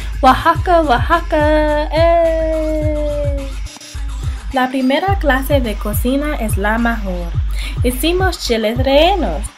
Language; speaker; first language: Spanish; non-native, learner; English